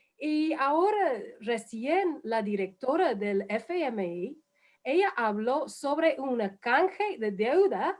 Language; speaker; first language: Spanish; non-native, fluent; English